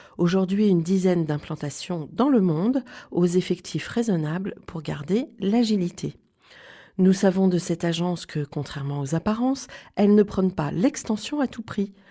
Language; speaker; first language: French; native; French